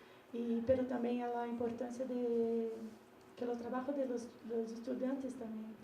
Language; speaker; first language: Spanish; non-native, learner; Portuguese